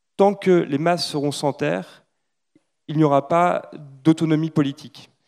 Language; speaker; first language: French; native; French